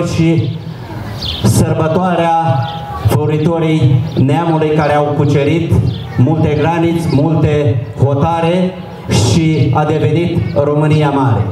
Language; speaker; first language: Romanian; native; Romanian